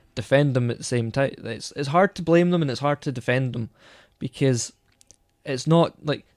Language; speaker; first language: English; native; English